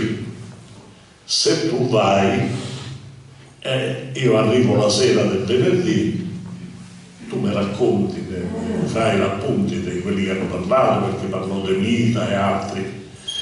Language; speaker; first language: Italian; native; Italian